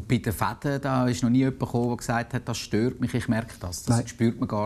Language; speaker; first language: German; native; German